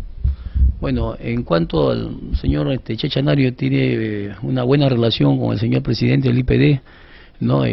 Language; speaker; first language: Spanish; native; Spanish